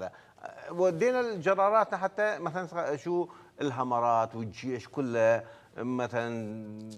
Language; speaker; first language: Arabic; non-native, local second language; Kurdish